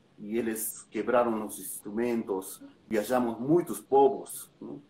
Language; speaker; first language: Portuguese; non-native, learner; Spanish